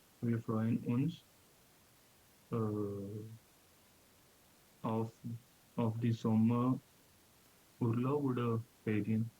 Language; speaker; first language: German; non-native, learner; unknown